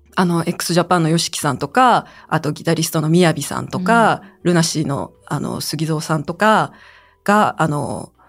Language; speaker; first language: Japanese; early bilingual, other home language; Chinese